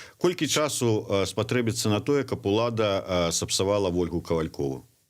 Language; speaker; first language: Belarusian; non-native, local second language; Russian